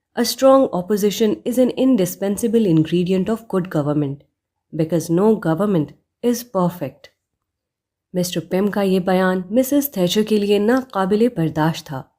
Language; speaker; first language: Urdu; native; Urdu